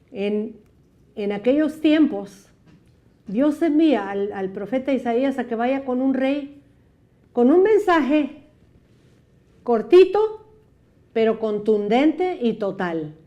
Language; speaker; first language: Spanish; native; Spanish